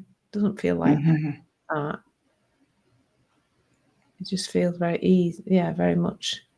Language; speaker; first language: English; native; English